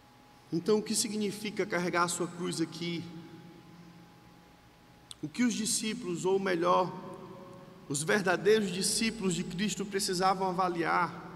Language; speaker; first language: Portuguese; native; Portuguese